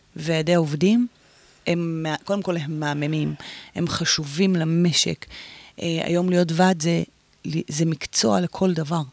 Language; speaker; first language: Hebrew; native; Hebrew